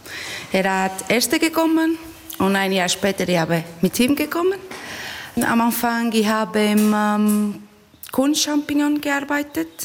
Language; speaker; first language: German; non-native, learner; Portuguese